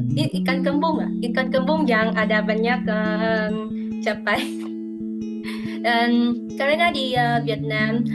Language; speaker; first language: Indonesian; non-native, fluent; Vietnamese